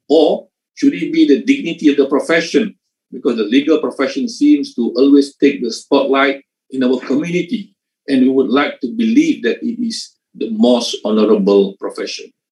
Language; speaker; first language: English; non-native, local second language; Malay